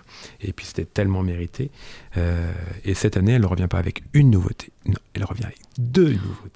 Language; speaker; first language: French; native; French